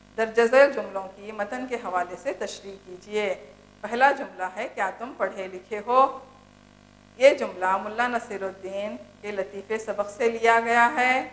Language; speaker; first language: Urdu; native; Urdu